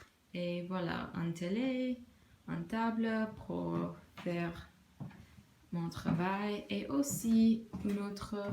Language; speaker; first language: French; non-native, learner; English